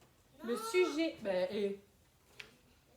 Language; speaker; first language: French; native; French